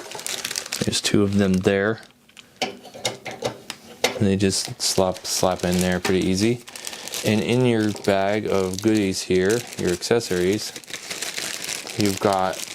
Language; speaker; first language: English; native; English